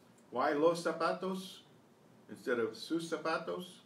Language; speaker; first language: Spanish; non-native, fluent; English